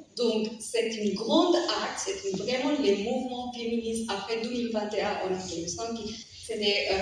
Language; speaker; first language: French; non-native, fluent; Persian